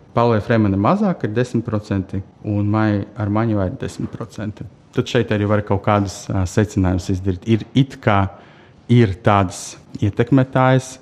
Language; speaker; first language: Latvian; non-native, local second language; Russian